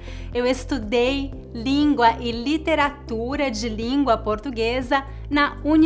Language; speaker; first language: English; non-native, fluent; Portuguese